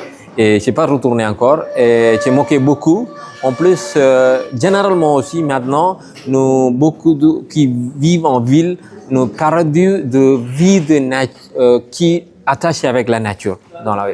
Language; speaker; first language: French; non-native, learner; Tamil